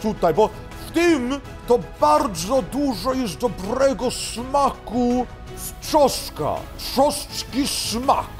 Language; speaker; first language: Polish; early bilingual, heritage; Polish